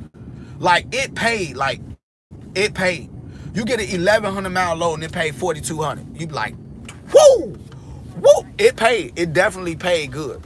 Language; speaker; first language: English; native; English